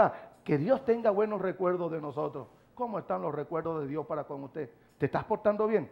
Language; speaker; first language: Spanish; native; Spanish